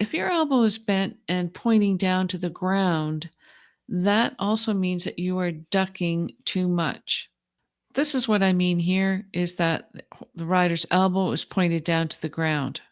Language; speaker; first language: English; native; English